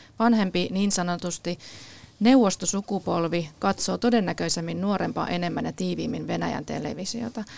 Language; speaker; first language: Finnish; native; Finnish